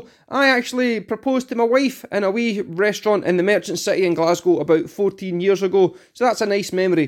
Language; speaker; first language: English; native; English